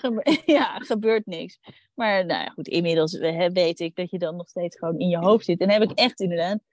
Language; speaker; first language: Dutch; native; Dutch